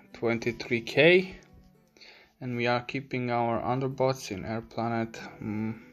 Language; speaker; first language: English; non-native, fluent; Romanian